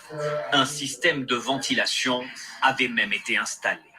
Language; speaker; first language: French; native; French